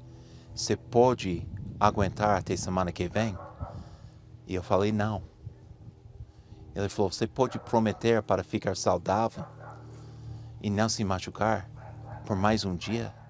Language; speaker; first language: Portuguese; non-native, fluent; English